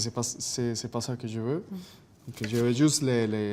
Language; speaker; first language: French; non-native, fluent; Spanish